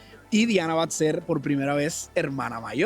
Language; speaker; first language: Spanish; native; Spanish